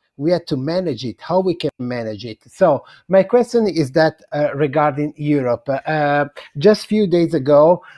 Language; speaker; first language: English; non-native, fluent; Italian